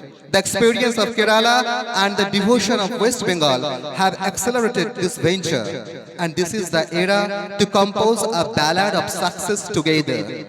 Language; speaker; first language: English; non-native, local second language; Bangla